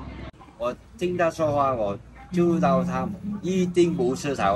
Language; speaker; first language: Chinese; early bilingual, heritage; Chinese